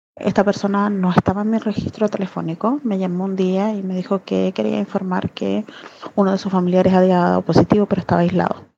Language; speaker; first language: Spanish; native; Spanish